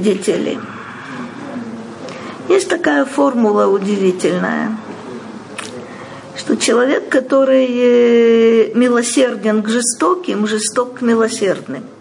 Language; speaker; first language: Russian; native; Russian